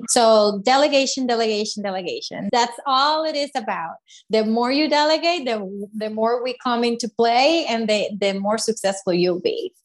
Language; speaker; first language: English; non-native, fluent; Spanish